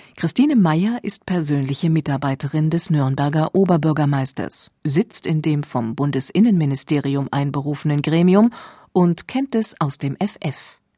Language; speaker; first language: German; native; German